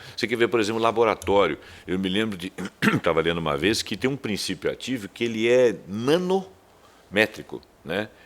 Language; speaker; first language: Portuguese; native; Portuguese